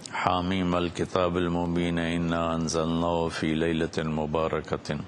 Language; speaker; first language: Urdu; non-native, local second language; Punjabi